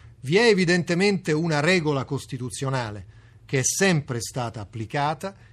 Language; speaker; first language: Italian; native; Italian